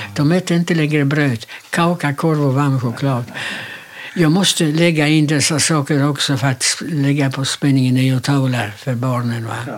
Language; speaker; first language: Swedish; non-native, fluent; Polish